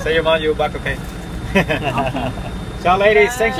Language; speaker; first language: English; non-native, fluent; Spanish